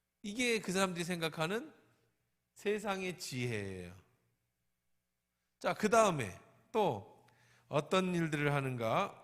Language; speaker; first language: Korean; native; Korean